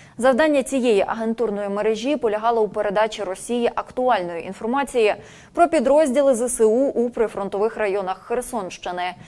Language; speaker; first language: Ukrainian; native; Ukrainian